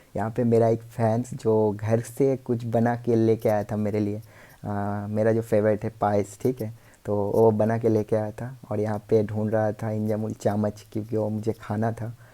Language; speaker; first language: Hindi; non-native, local second language; Bangla